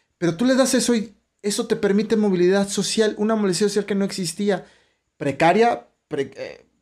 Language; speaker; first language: Spanish; native; Spanish